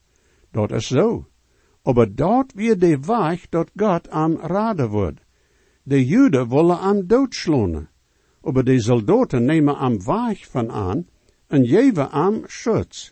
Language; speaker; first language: German; non-native, learner; Dutch